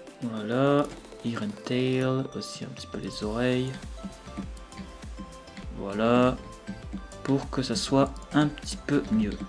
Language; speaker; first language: French; native; French